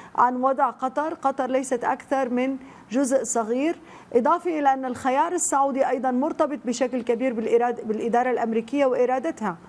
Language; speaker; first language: Arabic; native; Arabic